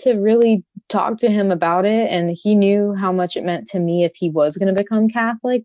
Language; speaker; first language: English; native; English